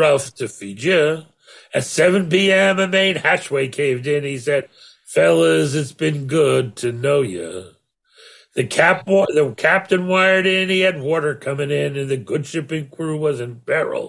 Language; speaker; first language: English; native; English